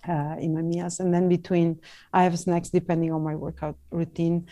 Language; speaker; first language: English; non-native, fluent; Italian